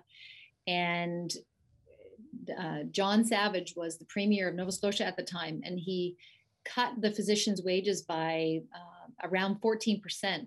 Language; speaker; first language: English; native; English